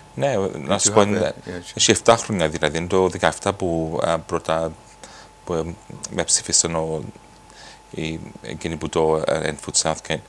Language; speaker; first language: Greek; early bilingual, heritage; Greek